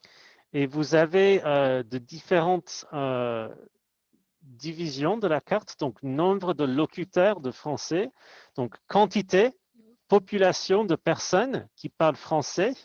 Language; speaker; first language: French; non-native, fluent; English